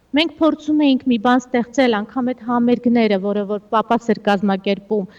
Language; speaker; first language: Armenian; early bilingual, heritage; Armenian